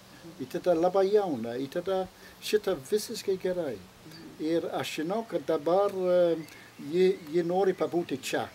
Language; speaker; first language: Lithuanian; non-native, learner; English